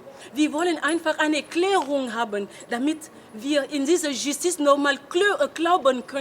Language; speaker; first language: German; non-native, learner; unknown